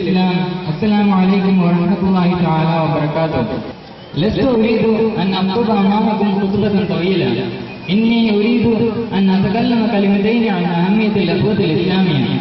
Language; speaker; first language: Arabic; non-native, learner; Malayalam